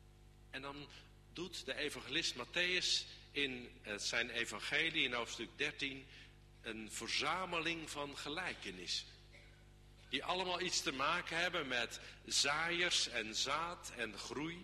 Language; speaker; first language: Dutch; native; Dutch